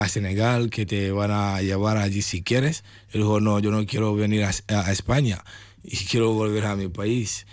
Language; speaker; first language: Spanish; non-native, learner; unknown